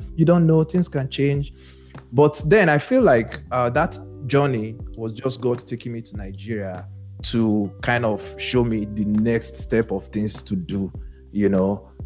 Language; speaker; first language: English; non-native, local second language; Yoruba